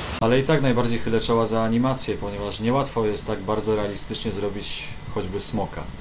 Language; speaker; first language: Polish; native; Polish